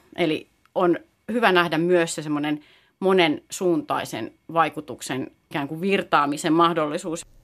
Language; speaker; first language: Finnish; native; Finnish